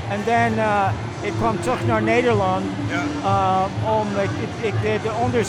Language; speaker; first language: Dutch; non-native, fluent; English